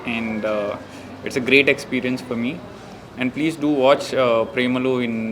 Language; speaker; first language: English; non-native, local second language; Telugu